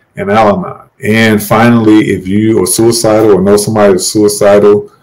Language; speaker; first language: English; native; English